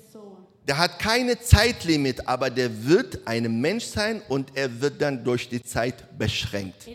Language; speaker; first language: German; non-native, learner; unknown